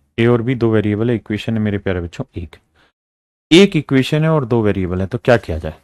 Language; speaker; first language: Hindi; native; Hindi